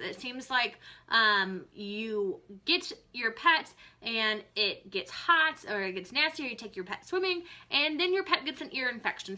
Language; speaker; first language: English; native; English